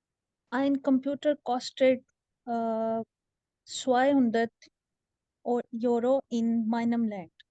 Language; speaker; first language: German; non-native, learner; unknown